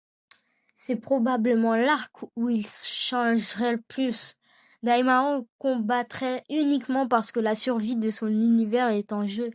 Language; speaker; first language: French; native; French